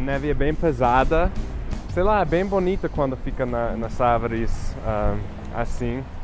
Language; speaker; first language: Portuguese; non-native, fluent; English